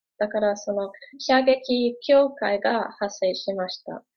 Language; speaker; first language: Japanese; non-native, learner; German